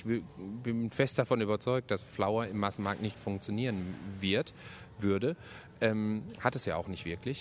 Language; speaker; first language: German; native; German